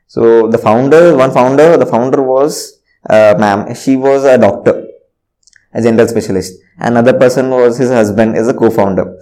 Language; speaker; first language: English; non-native, local second language; Telugu